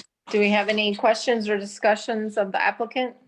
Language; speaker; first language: English; native; English